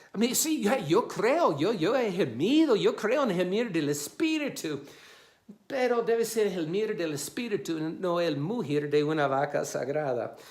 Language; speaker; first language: Spanish; non-native, fluent; English